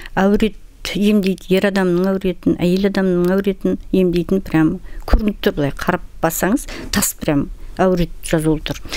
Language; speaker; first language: Kazakh; non-native, local second language; Russian